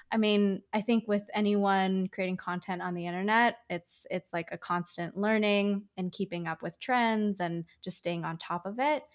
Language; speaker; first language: English; native; English